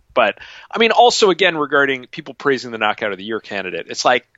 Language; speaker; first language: English; native; English